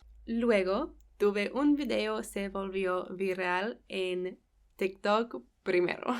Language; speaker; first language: Spanish; non-native, fluent; English